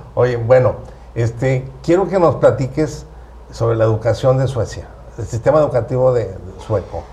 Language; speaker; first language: Spanish; native; Spanish